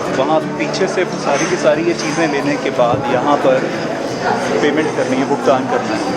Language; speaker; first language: Hindi; native; Hindi